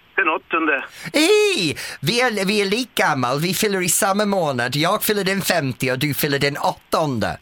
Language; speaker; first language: Swedish; non-native, fluent; English